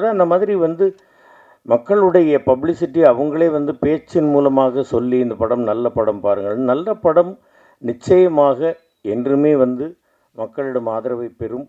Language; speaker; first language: Tamil; native; Tamil